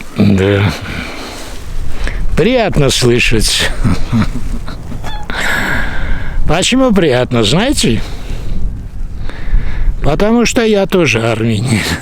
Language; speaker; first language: Russian; non-native, local second language; Armenian